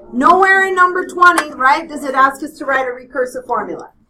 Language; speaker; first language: English; native; English